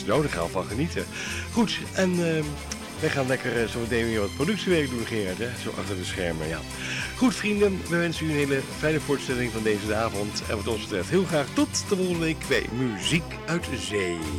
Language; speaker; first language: Dutch; native; Dutch